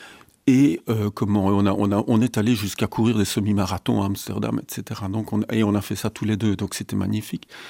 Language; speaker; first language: French; native; French